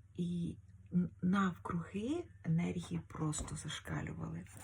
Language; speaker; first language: Ukrainian; native; Ukrainian